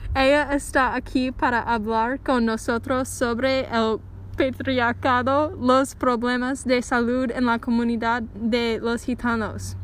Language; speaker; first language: Spanish; non-native, learner; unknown